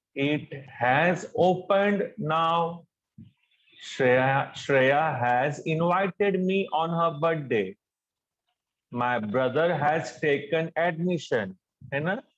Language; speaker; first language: Hindi; non-native, local second language; Marathi